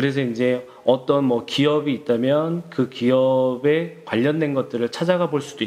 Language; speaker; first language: Korean; native; Korean